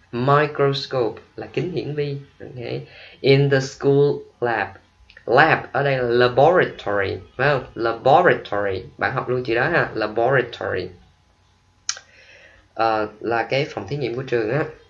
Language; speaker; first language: Vietnamese; native; Vietnamese